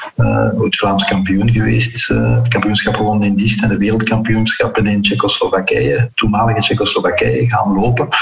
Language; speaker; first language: Dutch; early bilingual, heritage; Dutch